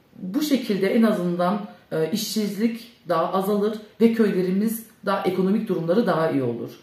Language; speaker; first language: Turkish; early bilingual, heritage; Turkish